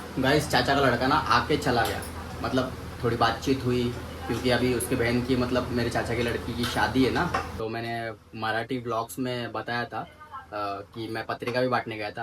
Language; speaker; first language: Hindi; non-native, local second language; Marathi